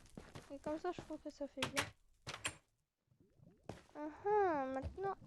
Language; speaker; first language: French; native; French